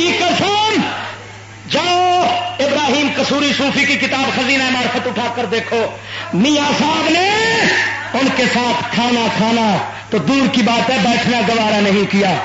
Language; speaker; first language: Urdu; non-native, local second language; Punjabi